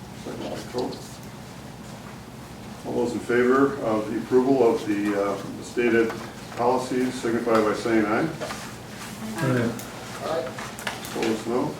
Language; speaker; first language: English; native; English